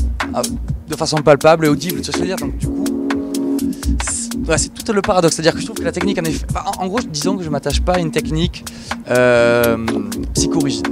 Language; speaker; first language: French; native; French